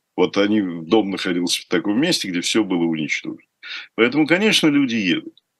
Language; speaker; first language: Russian; native; Russian